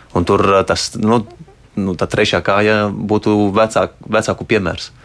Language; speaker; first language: Latvian; non-native, fluent; Spanish